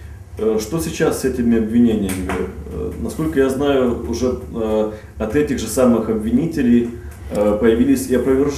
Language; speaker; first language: Russian; native; Russian